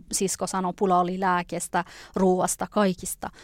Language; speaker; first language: Finnish; early bilingual, other home language; Persian